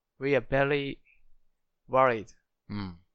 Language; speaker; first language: English; non-native, learner; Japanese